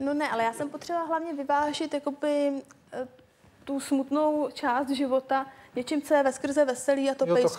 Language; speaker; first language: Czech; native; Czech